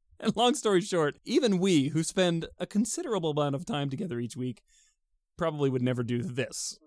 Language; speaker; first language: English; native; English